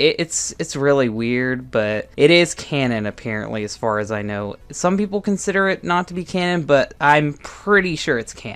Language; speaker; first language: English; native; English